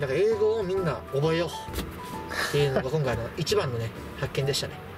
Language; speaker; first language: Japanese; native; Japanese